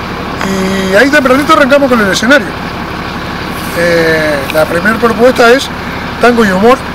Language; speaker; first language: Spanish; native; Spanish